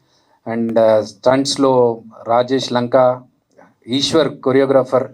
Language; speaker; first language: Telugu; native; Telugu